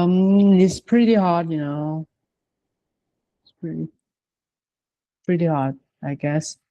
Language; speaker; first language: English; non-native, learner; Vietnamese